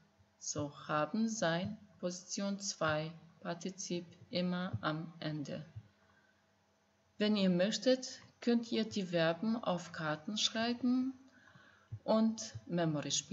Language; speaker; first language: German; non-native, fluent; Albanian